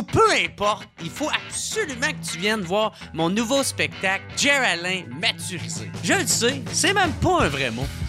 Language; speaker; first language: French; native; French